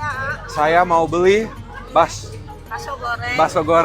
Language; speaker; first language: Indonesian; non-native, learner; Czech